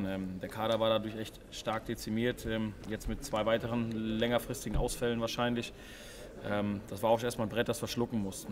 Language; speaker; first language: German; native; German